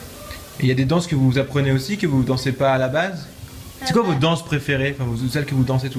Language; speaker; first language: French; native; French